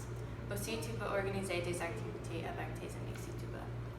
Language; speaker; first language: French; non-native, fluent; English